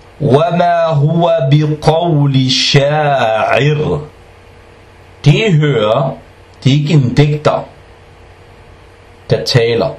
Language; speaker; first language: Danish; non-native, fluent; Arabic